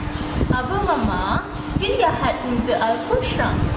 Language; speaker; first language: German; non-native, learner; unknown